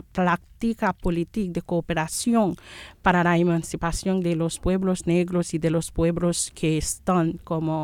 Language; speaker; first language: Spanish; non-native, fluent; Haitian Creole